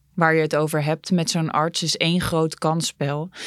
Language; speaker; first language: Dutch; native; Dutch